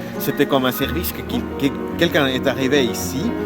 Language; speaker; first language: French; non-native, fluent; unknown